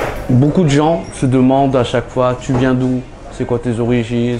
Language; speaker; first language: French; early bilingual, other home language; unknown